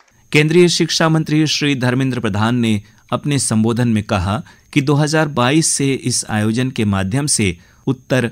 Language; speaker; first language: Hindi; native; Hindi